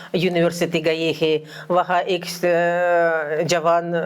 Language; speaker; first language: Hindi; non-native, fluent; Russian